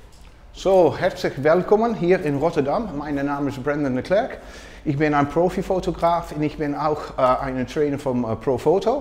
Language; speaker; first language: German; non-native, learner; Dutch